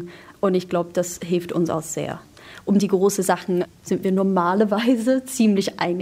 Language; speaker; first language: German; non-native, fluent; English